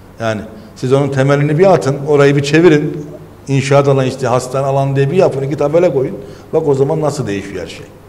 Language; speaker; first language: Turkish; native; Turkish